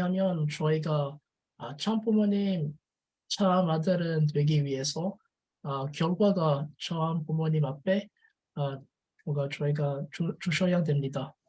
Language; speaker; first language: Korean; non-native, learner; French